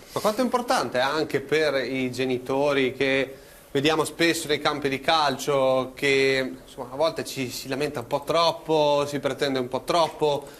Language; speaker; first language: Italian; native; Italian